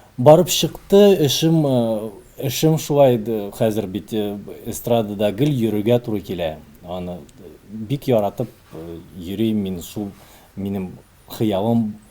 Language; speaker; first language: Tatar; early bilingual, heritage; Tatar